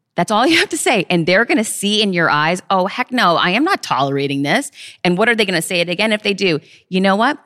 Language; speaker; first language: English; native; English